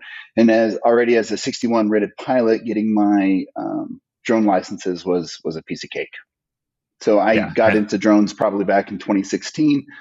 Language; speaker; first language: English; native; English